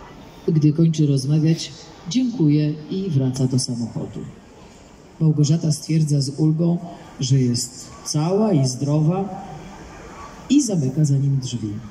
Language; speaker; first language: Polish; native; Polish